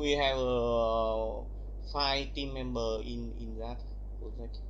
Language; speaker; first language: English; non-native, learner; Vietnamese